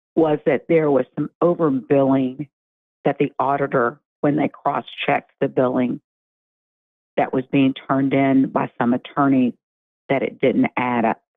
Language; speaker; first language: English; native; English